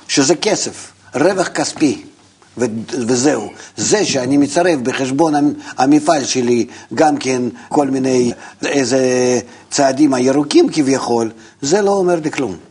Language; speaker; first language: Hebrew; non-native, fluent; Russian